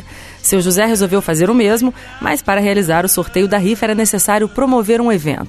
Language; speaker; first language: Portuguese; native; Portuguese